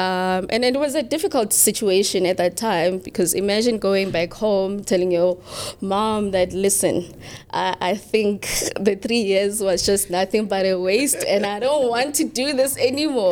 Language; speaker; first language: English; non-native, local second language; Southern Sotho